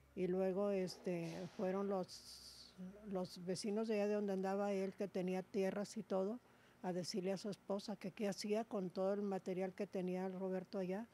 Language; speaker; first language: Spanish; native; Spanish